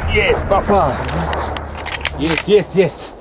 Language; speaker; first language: Russian; non-native, local second language; Tajik